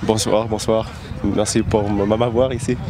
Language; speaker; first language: French; non-native, learner; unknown